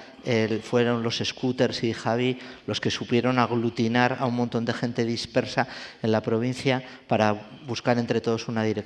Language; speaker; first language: Spanish; native; Spanish